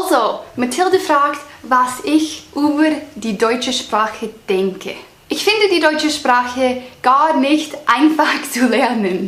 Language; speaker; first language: German; non-native, learner; English